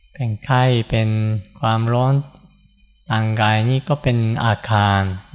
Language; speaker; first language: Thai; non-native, fluent; Japanese